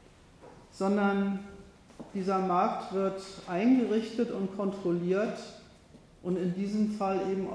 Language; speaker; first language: German; native; German